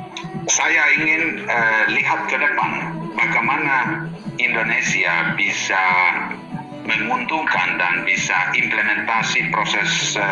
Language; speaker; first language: Indonesian; non-native, fluent; Finnish